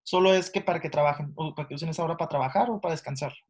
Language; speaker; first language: Spanish; early bilingual, heritage; Spanish